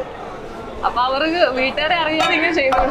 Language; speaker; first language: Malayalam; native; Malayalam